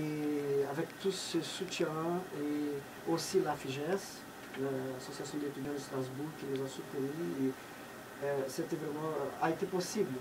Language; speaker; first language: French; non-native, fluent; Portuguese